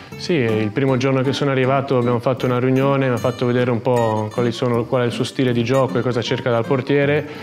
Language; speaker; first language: Italian; native; Italian